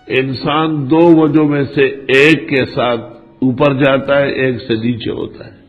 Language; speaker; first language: Urdu; non-native, local second language; Pashto